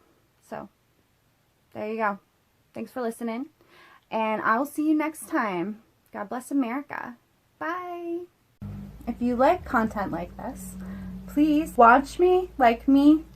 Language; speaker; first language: English; native; English